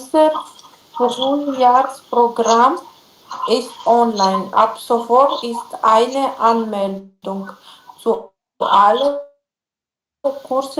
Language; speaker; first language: German; non-native, learner; Macedonian